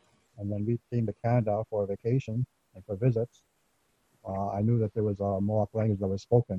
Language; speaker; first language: English; native; English